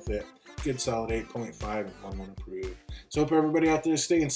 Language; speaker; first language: English; native; English